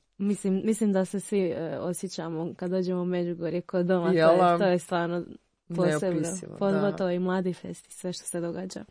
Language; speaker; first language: Croatian; native; Croatian